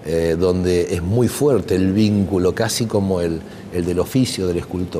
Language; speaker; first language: Spanish; native; Spanish